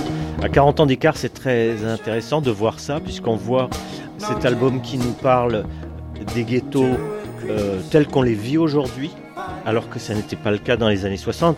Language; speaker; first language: French; native; French